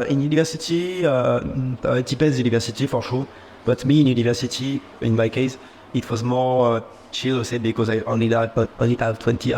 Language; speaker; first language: English; non-native, fluent; French